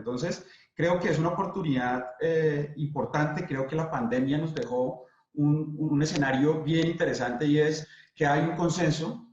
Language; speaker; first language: Spanish; native; Spanish